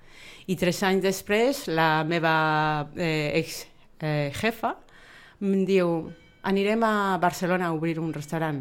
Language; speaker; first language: Catalan; non-native, fluent; Spanish